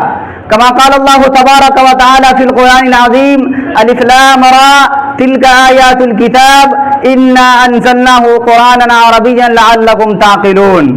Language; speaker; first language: Arabic; non-native, fluent; Urdu